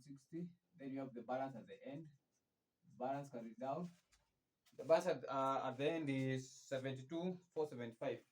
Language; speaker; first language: English; non-native, local second language; Swahili